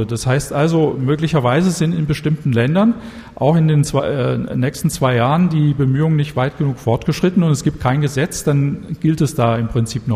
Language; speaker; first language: German; native; German